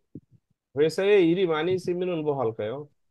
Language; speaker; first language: Korean; non-native, fluent; Bangla